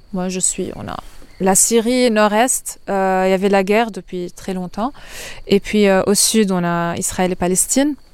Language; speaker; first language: French; non-native, local second language; Arabic